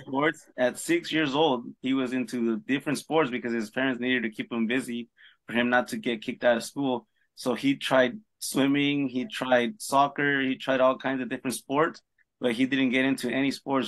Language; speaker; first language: English; early bilingual, other home language; Spanish